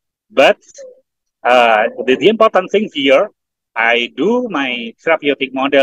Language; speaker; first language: English; non-native, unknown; Indonesian